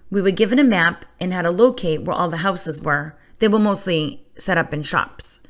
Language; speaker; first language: English; native; English